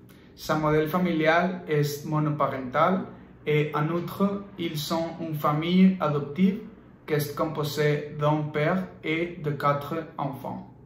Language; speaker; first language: French; non-native, learner; Spanish